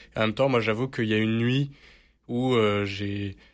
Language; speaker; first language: French; native; French